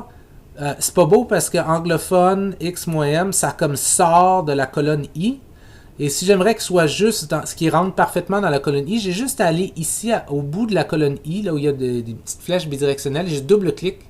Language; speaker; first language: French; native; French